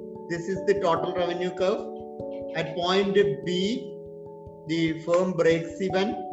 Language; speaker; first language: English; non-native, local second language; Malayalam